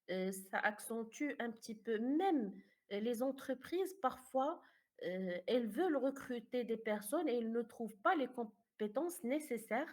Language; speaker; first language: French; non-native, fluent; Arabic